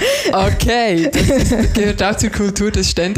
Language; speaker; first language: German; native; German